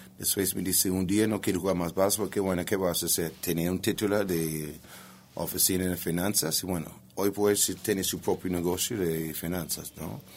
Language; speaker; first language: Spanish; non-native, learner; English